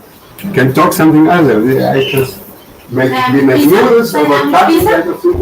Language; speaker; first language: English; non-native, learner; German